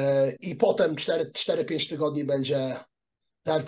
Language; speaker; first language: Polish; early bilingual, heritage; Polish